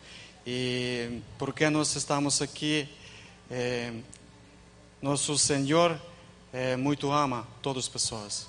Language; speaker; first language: Portuguese; non-native, learner; Ukrainian